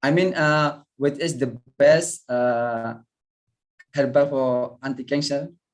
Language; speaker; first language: English; non-native, learner; Indonesian